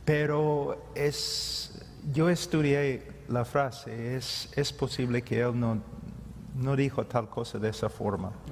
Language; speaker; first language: Spanish; non-native, fluent; English